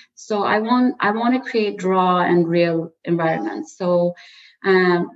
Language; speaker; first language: English; early bilingual, other home language; Persian